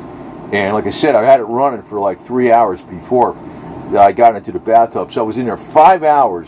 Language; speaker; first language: English; native; English